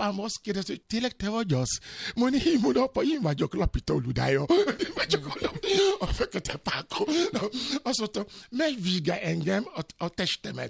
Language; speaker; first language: Hungarian; non-native, learner; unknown